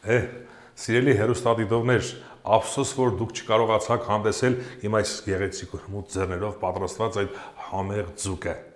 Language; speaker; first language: Armenian; native; Armenian